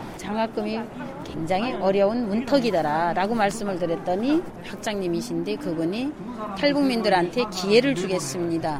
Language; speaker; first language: Korean; native; Korean